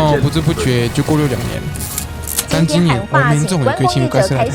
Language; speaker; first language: Chinese; native; Chinese